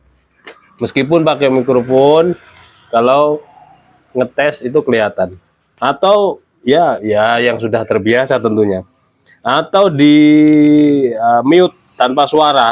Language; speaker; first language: Indonesian; native; Indonesian